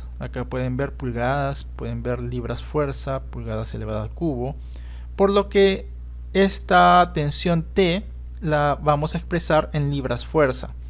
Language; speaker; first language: Spanish; native; Spanish